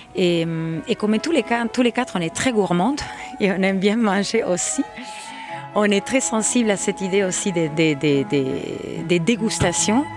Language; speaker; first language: French; non-native, fluent; Spanish